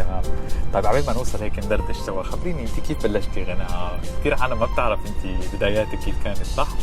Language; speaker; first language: Arabic; native; Arabic